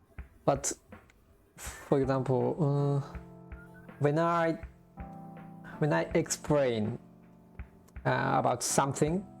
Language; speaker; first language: English; non-native, learner; Japanese